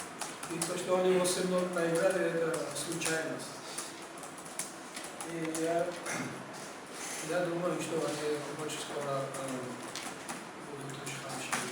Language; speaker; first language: Russian; non-native, fluent; Georgian